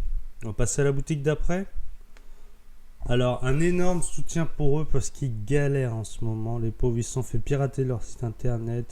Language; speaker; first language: French; native; French